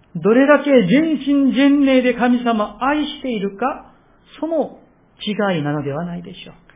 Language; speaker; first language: Japanese; non-native, fluent; Korean